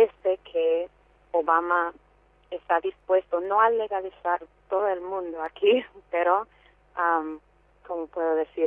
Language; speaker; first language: Spanish; non-native, fluent; English